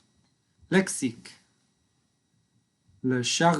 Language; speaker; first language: French; non-native, learner; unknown